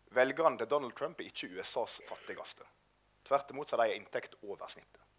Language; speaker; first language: Norwegian; native; Norwegian